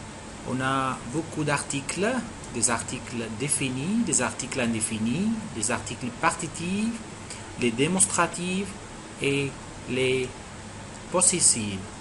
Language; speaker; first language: French; non-native, fluent; Arabic